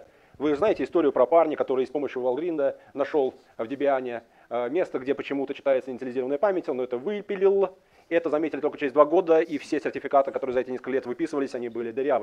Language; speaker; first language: Russian; native; Russian